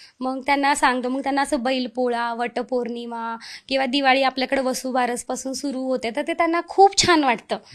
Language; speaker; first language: Marathi; non-native, local second language; Hindi